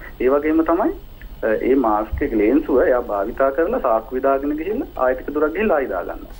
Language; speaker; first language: Sinhala; native; Sinhala